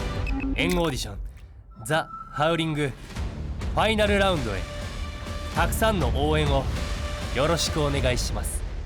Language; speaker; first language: Japanese; native; Japanese